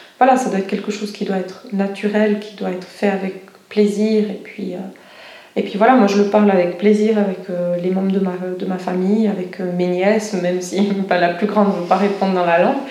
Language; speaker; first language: French; non-native, local second language; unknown